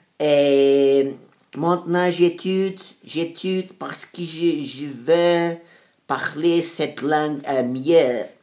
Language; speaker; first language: French; non-native, learner; Portuguese